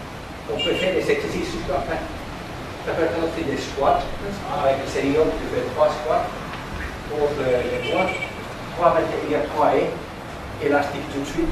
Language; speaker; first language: French; non-native, learner; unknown